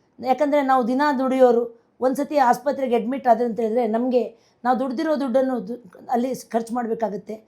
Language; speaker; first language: Kannada; non-native, local second language; Konkani